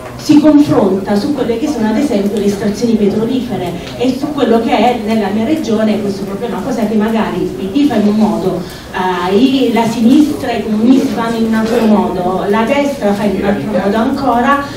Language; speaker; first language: Italian; native; Italian